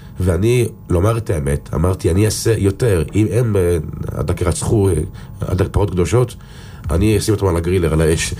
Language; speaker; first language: Hebrew; native; Hebrew